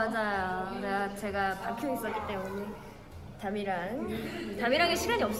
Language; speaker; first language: Korean; native; Korean